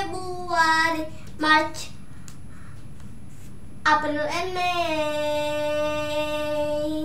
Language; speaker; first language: English; non-native, learner; Indonesian